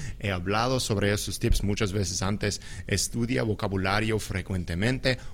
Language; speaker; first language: Spanish; non-native, fluent; English